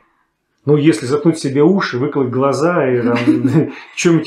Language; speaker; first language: Russian; native; Russian